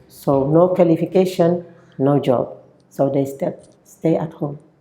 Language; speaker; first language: English; non-native, local second language; French